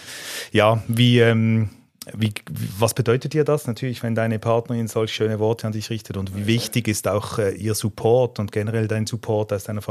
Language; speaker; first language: German; native; German